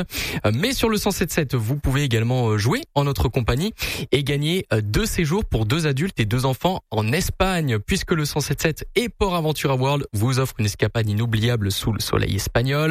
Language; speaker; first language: French; native; French